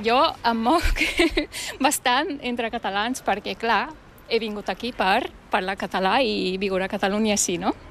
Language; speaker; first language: Catalan; non-native, fluent; Turkish